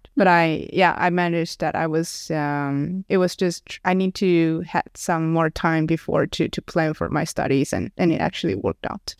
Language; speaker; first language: English; non-native, fluent; Chinese